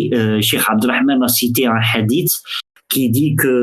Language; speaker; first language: French; early bilingual, other home language; Arabic